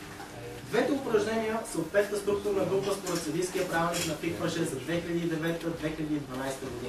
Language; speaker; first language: Bulgarian; native; Bulgarian